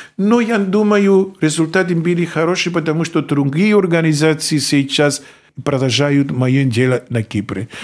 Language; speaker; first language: Russian; non-native, fluent; Greek